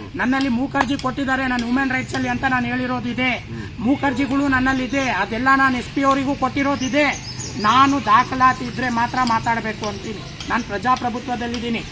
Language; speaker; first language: Kannada; non-native, local second language; Lambadi